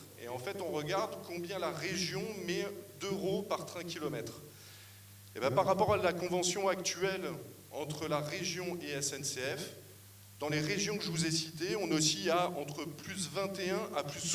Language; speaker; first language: French; native; French